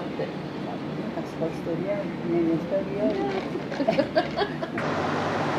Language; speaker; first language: Japanese; native; Japanese